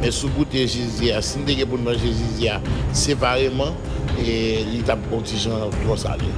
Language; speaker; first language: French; non-native, local second language; Haitian Creole